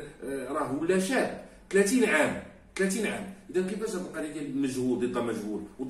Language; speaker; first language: Arabic; native; Arabic